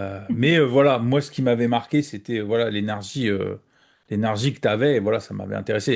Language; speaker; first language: French; native; French